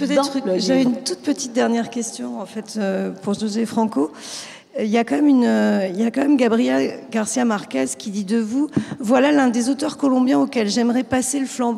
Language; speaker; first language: French; native; French